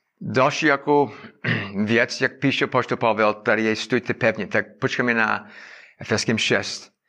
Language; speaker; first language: Czech; non-native, learner; English